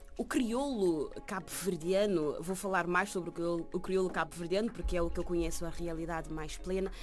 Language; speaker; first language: Portuguese; non-native, local second language; Kabuverdianu